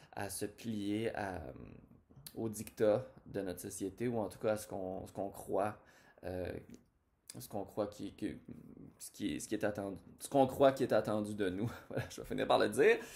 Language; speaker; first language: French; native; French